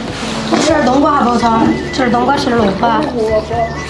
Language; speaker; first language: Chinese; native; Chinese